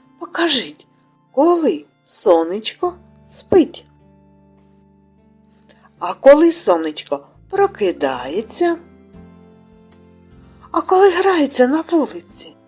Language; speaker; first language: Ukrainian; native; Ukrainian